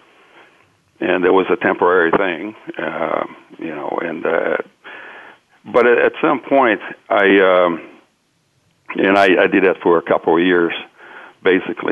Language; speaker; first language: English; non-native, fluent; Portuguese